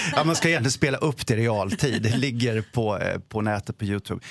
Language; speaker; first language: Swedish; native; Swedish